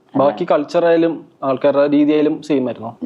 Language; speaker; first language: Malayalam; native; Malayalam